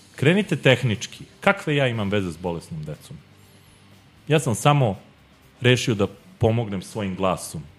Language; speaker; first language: Serbian; native; Serbian